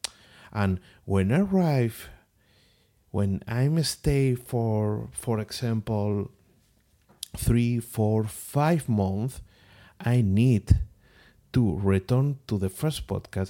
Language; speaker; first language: English; non-native, learner; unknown